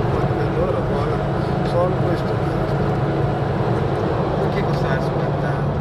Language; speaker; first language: Italian; non-native, fluent; Tibetan